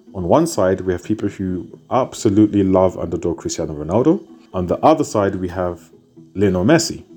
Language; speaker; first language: English; native; English